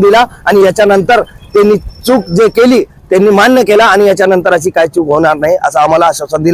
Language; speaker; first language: Marathi; non-native, local second language; Urdu